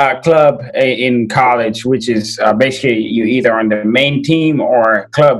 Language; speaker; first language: English; non-native, local second language; Ganda